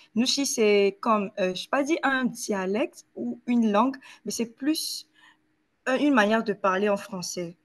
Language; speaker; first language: French; native; French